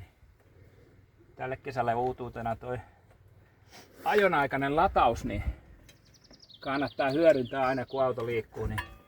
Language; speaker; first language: Finnish; native; Finnish